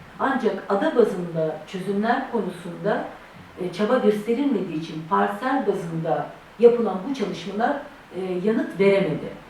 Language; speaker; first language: Turkish; native; Turkish